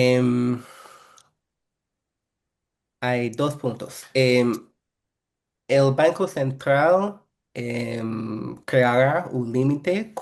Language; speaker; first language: Spanish; non-native, fluent; English